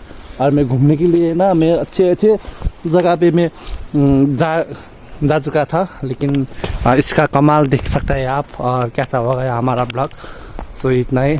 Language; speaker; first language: Hindi; non-native, learner; Nepali